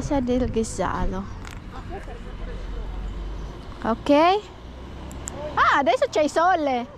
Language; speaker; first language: Italian; non-native, learner; Filipino